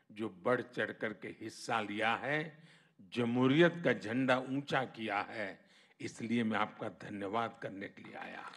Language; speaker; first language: Hindi; non-native, local second language; Gujarati